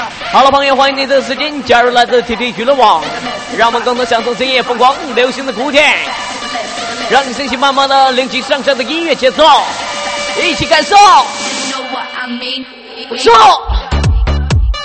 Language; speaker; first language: Chinese; native; Chinese